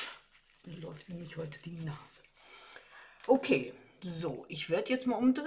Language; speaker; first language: German; native; German